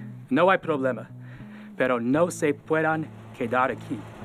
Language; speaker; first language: Spanish; non-native, learner; English